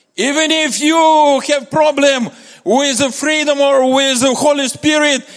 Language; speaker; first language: English; non-native, learner; Russian